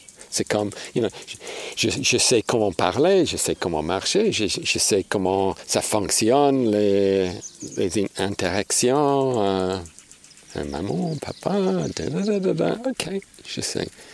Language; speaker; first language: French; non-native, fluent; English